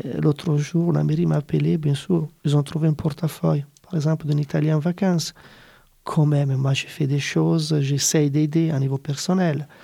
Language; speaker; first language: French; non-native, fluent; Italian